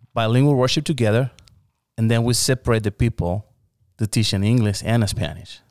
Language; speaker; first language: English; non-native, learner; Spanish